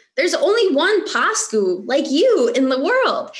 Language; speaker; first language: English; early bilingual, other home language; Romanian